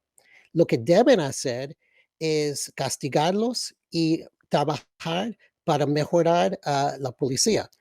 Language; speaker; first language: Spanish; early bilingual, other home language; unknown